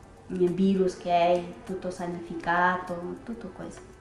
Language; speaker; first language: Italian; non-native, learner; Spanish